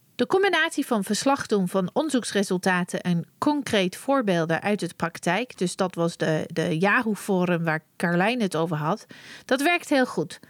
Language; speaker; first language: Dutch; non-native, fluent; English